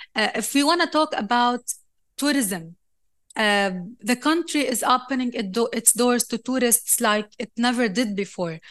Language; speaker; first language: English; non-native, fluent; Arabic